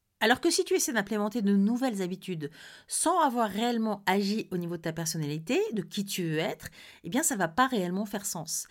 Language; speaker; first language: French; native; French